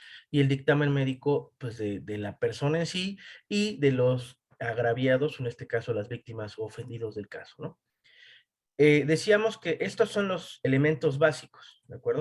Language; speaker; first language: Spanish; native; Spanish